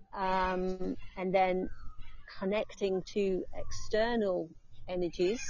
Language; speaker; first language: English; native; English